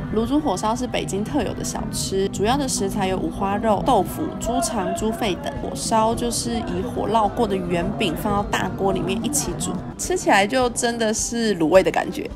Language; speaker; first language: Chinese; native; Chinese